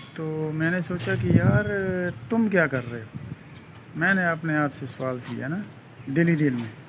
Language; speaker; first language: Urdu; native; Urdu